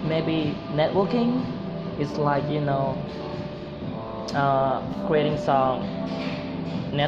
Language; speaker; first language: English; non-native, fluent; Indonesian